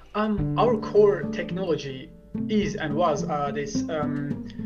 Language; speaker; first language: English; non-native, fluent; Turkish